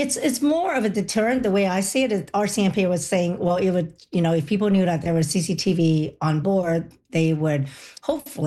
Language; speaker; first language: English; non-native, local second language; Cantonese